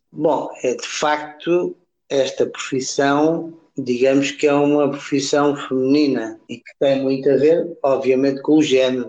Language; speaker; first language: Portuguese; native; Portuguese